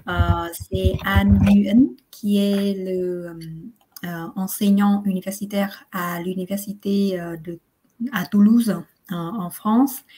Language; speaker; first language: French; non-native, fluent; Vietnamese